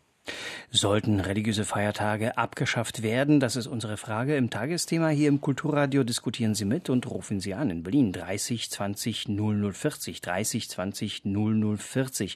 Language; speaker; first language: German; native; German